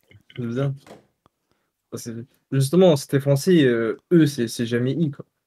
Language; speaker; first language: French; native; French